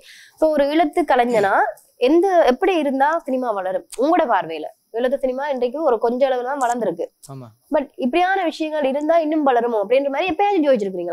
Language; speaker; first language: Tamil; native; Tamil